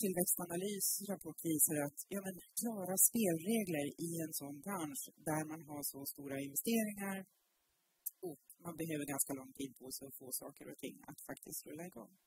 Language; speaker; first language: Swedish; native; Swedish